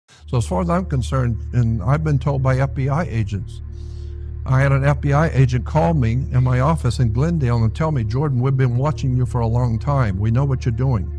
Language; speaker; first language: English; native; English